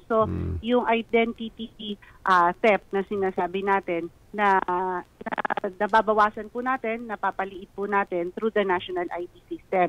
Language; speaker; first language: Filipino; native; Filipino